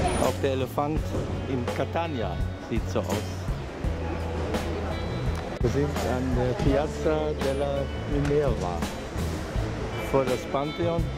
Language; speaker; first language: German; native; German